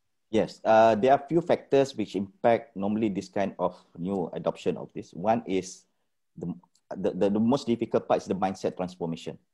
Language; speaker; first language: English; non-native, local second language; Malay